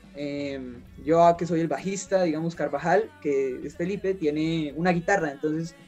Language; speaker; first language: Spanish; native; Spanish